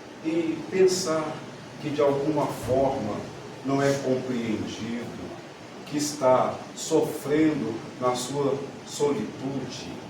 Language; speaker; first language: Portuguese; native; Portuguese